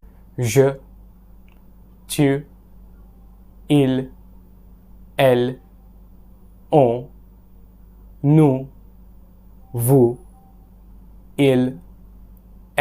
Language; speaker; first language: French; non-native, fluent; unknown